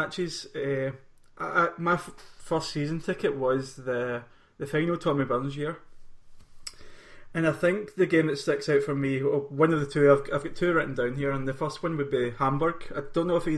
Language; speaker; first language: English; native; English